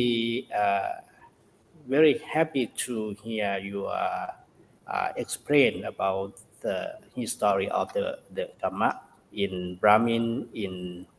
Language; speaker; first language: English; non-native, learner; Thai